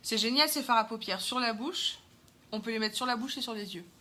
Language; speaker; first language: French; native; French